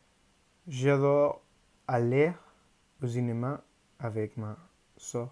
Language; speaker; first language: French; non-native, learner; Spanish